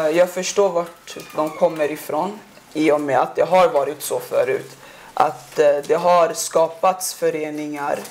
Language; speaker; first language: Swedish; early bilingual, other home language; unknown